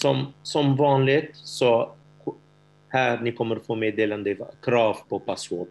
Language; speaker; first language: Swedish; non-native, fluent; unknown